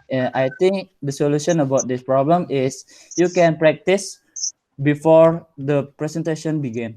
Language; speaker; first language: English; non-native, learner; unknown